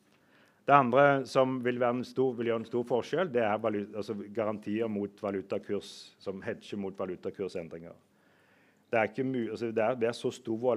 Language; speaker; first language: Norwegian; native; Norwegian